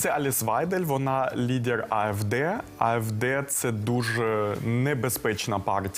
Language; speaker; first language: Ukrainian; early bilingual, heritage; Ukrainian